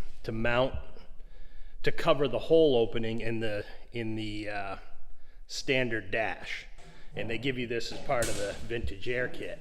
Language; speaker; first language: English; native; English